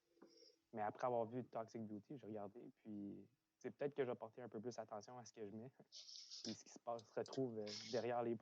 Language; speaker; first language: French; native; French